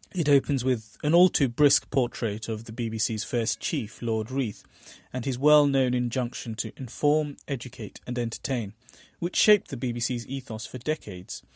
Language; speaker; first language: English; early bilingual, other home language; Bangla